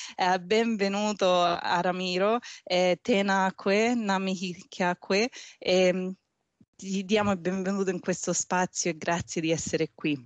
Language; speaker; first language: Italian; native; Italian